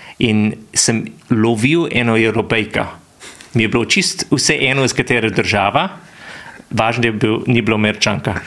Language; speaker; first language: Slovenian; non-native, fluent; English